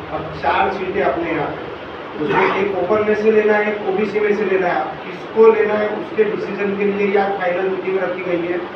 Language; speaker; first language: Hindi; non-native, local second language; Gujarati